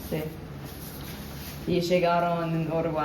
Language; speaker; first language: Spanish; non-native, learner; English